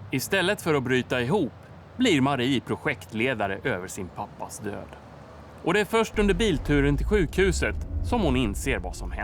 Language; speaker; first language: Swedish; native; Swedish